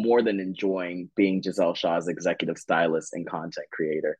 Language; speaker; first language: English; native; English